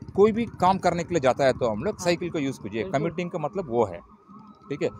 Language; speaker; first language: Hindi; non-native, local second language; Tamil